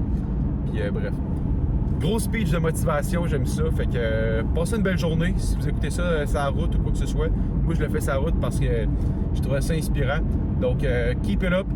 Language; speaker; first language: French; native; French